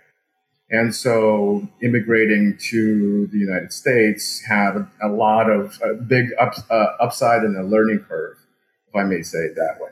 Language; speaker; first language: English; early bilingual, other home language; Russian